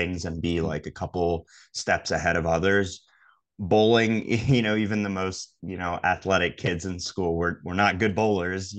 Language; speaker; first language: English; native; English